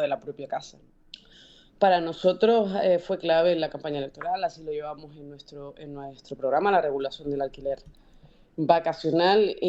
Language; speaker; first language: Spanish; native; Spanish